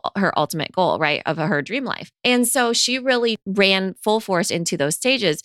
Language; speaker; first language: English; native; English